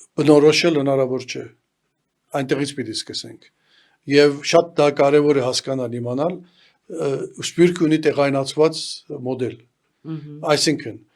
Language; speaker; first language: Armenian; early bilingual, heritage; Armenian